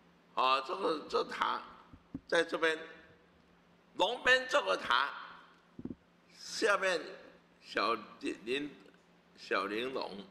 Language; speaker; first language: Chinese; native; Chinese